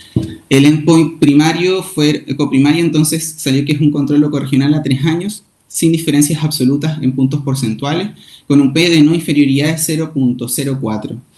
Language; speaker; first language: Spanish; native; Spanish